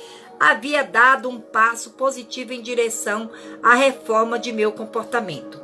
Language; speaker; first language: Portuguese; native; Portuguese